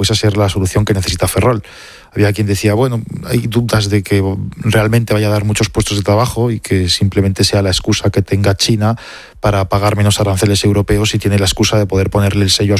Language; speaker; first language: Spanish; native; Spanish